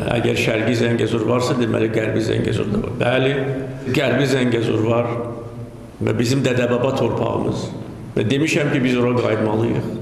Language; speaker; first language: Azerbaijani; native; Azerbaijani